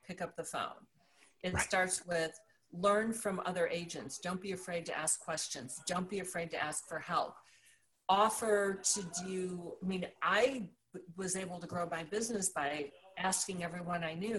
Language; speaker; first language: English; native; English